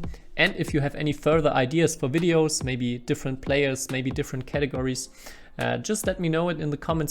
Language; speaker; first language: English; non-native, fluent; German